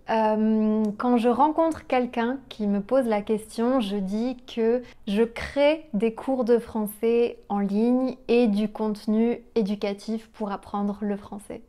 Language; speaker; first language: French; native; French